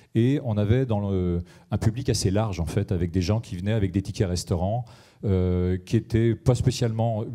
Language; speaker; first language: French; native; French